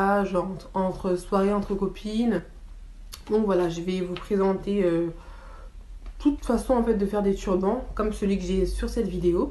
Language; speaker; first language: French; early bilingual, other home language; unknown